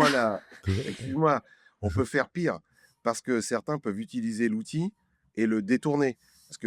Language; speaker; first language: French; native; French